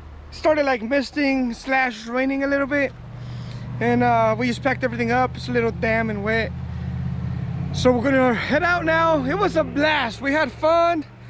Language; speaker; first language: English; early bilingual, other home language; Spanish